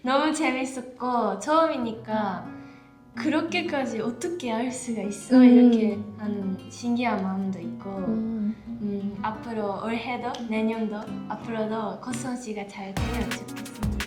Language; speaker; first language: Korean; non-native, fluent; Japanese